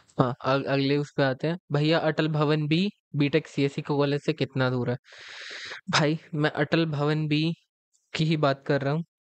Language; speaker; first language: Hindi; native; Hindi